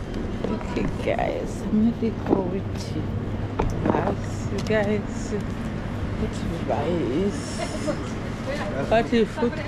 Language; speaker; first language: English; non-native, learner; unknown